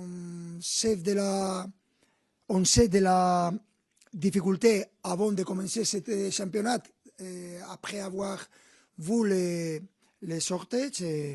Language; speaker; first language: French; non-native, fluent; Spanish